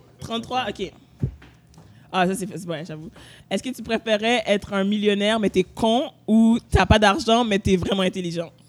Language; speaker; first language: French; native; French